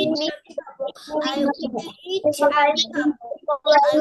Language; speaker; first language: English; non-native, learner; Bangla